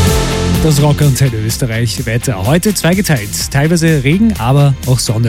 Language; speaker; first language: German; native; German